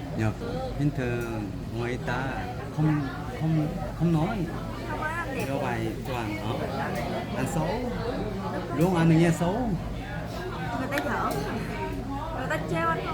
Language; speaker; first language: Vietnamese; non-native, learner; Korean